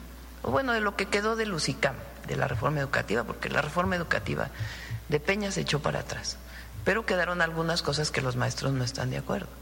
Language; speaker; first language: Spanish; native; Spanish